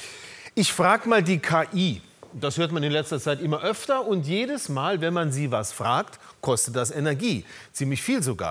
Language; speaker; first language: German; native; German